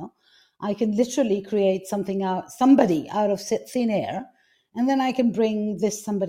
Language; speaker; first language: English; non-native, fluent; Greek